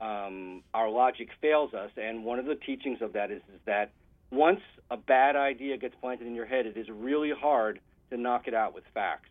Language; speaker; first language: English; native; English